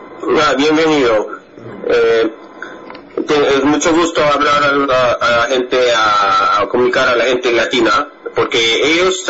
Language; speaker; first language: Spanish; non-native, fluent; English